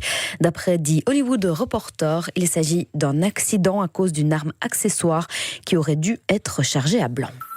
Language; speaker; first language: French; native; French